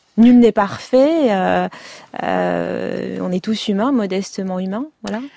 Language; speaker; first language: French; non-native, local second language; Arabic